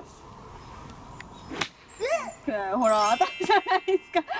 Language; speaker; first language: Japanese; native; Japanese